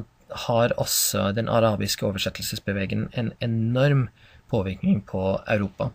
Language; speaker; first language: Norwegian; non-native, fluent; English